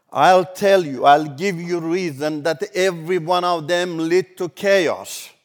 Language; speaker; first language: English; non-native, fluent; Turkish